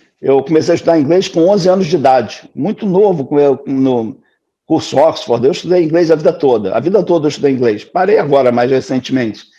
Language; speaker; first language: Portuguese; native; Portuguese